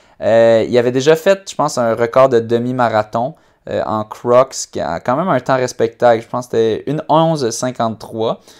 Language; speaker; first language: French; native; French